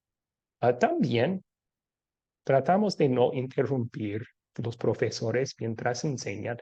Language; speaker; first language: Spanish; non-native, fluent; English